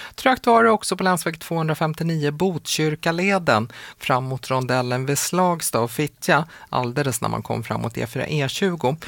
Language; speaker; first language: Swedish; native; Swedish